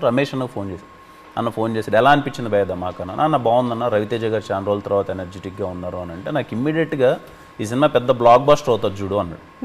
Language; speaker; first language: Telugu; native; Telugu